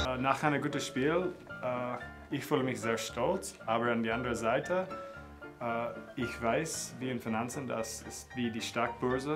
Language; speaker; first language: German; non-native, fluent; English